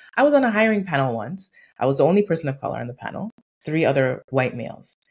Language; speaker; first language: English; native; English